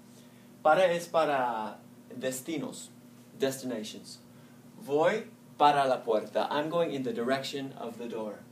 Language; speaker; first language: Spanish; non-native, fluent; English